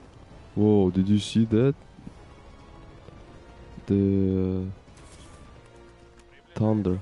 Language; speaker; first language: English; non-native, learner; Ukrainian